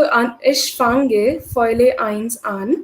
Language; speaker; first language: German; non-native, learner; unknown